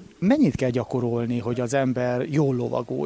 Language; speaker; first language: Hungarian; native; Hungarian